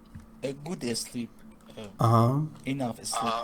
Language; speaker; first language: English; non-native, learner; Persian